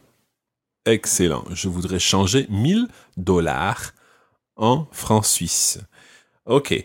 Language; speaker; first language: French; non-native, fluent; English